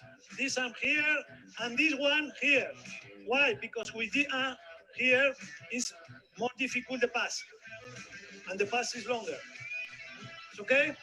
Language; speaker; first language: English; non-native, learner; Spanish